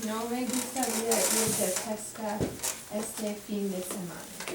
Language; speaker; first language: Spanish; non-native, learner; English